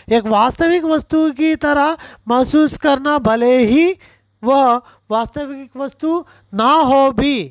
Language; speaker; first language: Hindi; non-native, local second language; Telugu